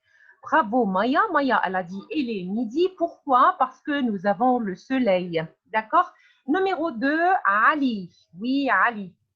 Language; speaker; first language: French; non-native, fluent; Arabic